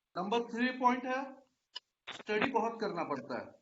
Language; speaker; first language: Hindi; non-native, local second language; Marathi